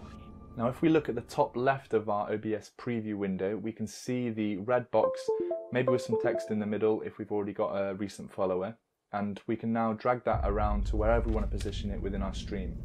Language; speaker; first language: English; native; English